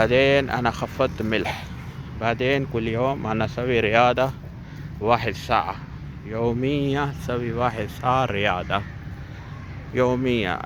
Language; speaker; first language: Arabic; non-native, learner; Urdu